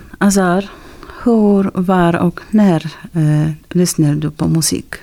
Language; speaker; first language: Swedish; non-native, learner; Arabic